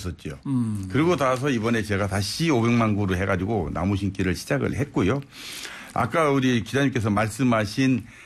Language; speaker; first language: Korean; native; Korean